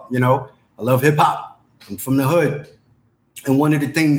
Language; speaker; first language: English; native; English